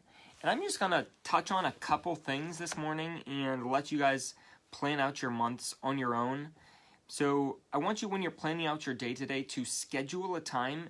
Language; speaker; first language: English; native; English